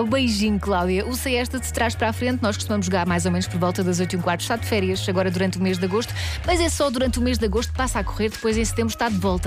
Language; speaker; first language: Portuguese; native; Portuguese